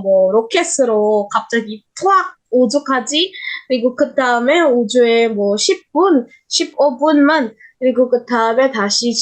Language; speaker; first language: Korean; non-native, learner; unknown